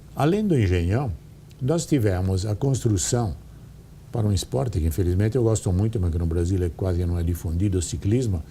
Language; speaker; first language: Portuguese; non-native, fluent; Italian